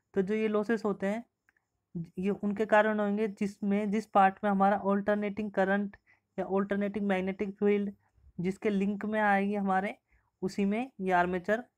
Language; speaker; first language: Hindi; native; Hindi